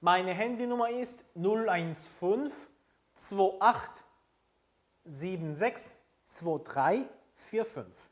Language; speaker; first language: German; non-native, fluent; Korean